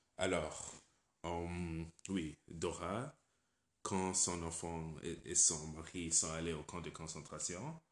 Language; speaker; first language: French; non-native, learner; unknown